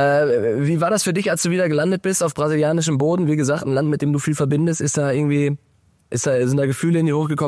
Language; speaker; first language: German; native; German